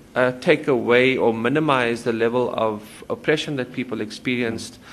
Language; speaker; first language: English; native; English